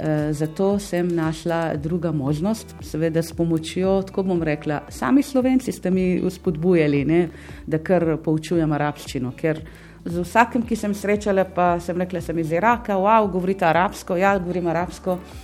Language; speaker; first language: Slovenian; non-native, fluent; Arabic